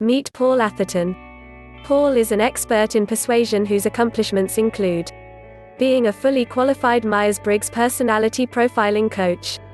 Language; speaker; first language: English; native; English